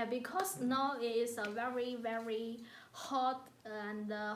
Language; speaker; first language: English; non-native, learner; Chinese